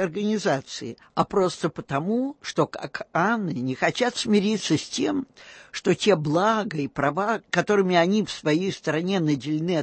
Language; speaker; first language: Russian; native; Russian